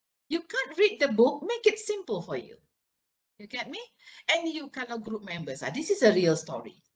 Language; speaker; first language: English; non-native, local second language; Malay